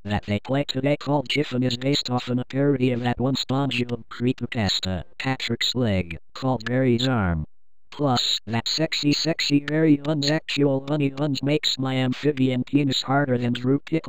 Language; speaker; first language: English; native; English